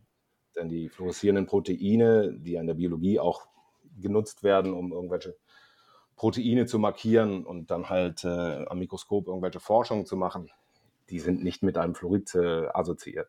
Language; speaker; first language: German; native; German